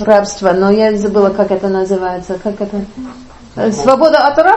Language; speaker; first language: Russian; non-native, learner; English